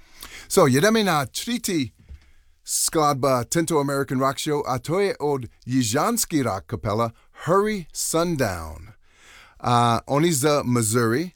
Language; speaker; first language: Czech; non-native, learner; English